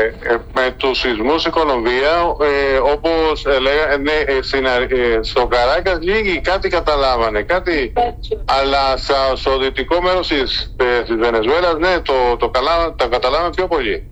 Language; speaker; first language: Greek; early bilingual, heritage; Spanish